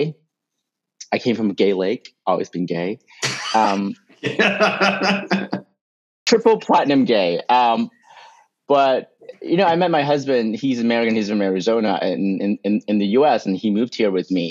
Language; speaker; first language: English; non-native, local second language; Cantonese